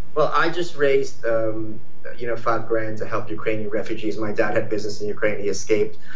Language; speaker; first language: English; early bilingual, other home language; Ukrainian